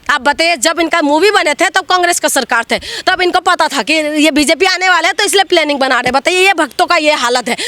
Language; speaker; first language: Hindi; non-native, local second language; Assamese